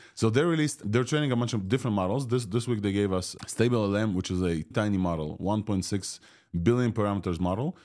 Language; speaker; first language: English; non-native, fluent; Russian